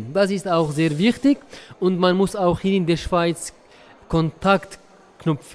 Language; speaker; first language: German; non-native, fluent; Arabic